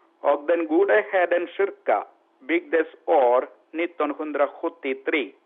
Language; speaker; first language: Swedish; non-native, learner; Malayalam